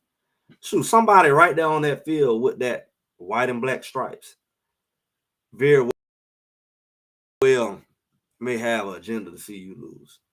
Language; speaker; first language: English; native; English